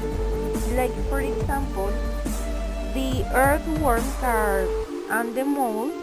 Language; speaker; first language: English; non-native, fluent; Spanish